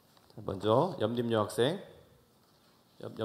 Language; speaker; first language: Korean; native; Korean